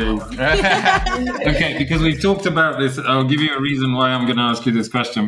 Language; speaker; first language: English; native; English